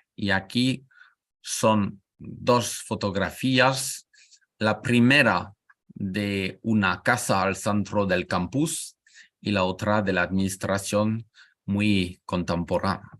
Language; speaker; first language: Spanish; non-native, learner; French